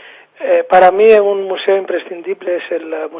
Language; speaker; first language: Spanish; non-native, fluent; Greek